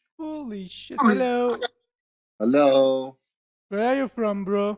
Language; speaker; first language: English; non-native, learner; Persian